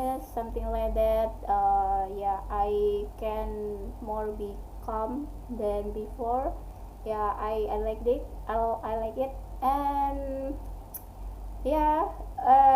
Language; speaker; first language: English; non-native, learner; Indonesian